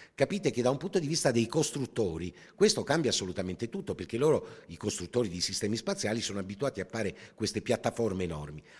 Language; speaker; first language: Italian; native; Italian